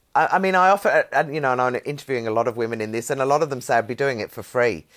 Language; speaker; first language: English; native; English